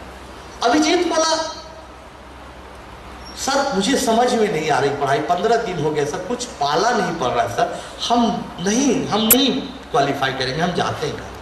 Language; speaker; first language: Hindi; native; Hindi